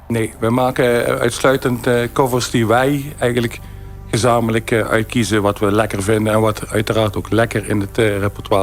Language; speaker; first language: Dutch; native; Dutch